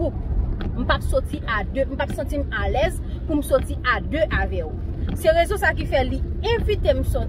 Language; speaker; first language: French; non-native, local second language; Haitian Creole